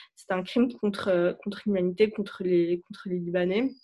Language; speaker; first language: French; native; French